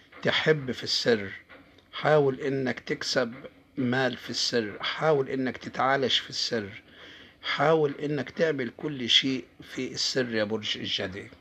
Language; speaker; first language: Arabic; native; Arabic